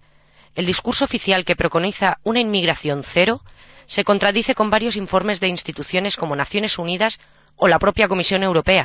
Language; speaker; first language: Spanish; native; Spanish